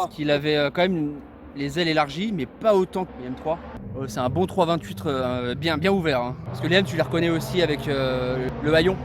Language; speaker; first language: French; native; French